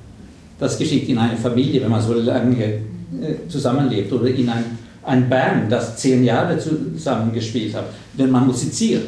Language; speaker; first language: German; non-native, fluent; Swedish